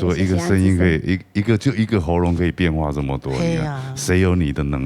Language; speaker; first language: Chinese; native; Chinese